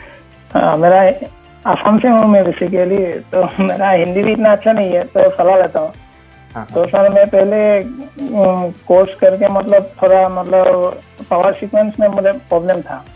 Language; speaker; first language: Hindi; non-native, local second language; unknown